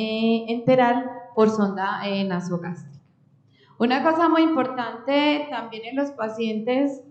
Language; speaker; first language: Spanish; native; Spanish